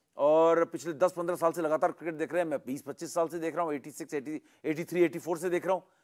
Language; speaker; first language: Hindi; native; Hindi